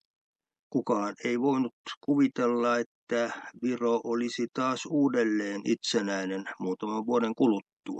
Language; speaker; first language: Finnish; native; Finnish